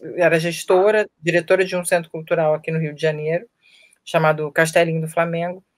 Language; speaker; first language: Portuguese; native; Portuguese